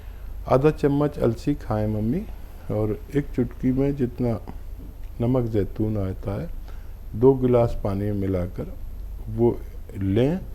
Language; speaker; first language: Hindi; native; Hindi